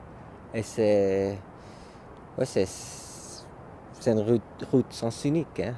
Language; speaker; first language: French; non-native, local second language; German